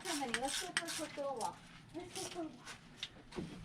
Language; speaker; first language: English; native; English